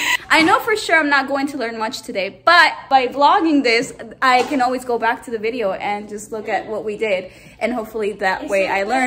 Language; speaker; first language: English; early bilingual, other home language; Spanish